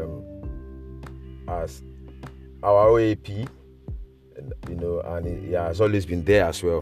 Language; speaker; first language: English; non-native, local second language; Yoruba